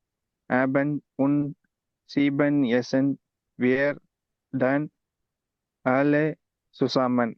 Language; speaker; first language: German; non-native, learner; Tamil